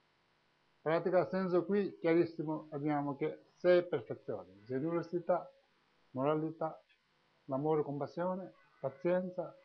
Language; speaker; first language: Italian; non-native, learner; Tibetan